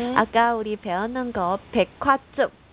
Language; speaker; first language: Korean; non-native, fluent; Chinese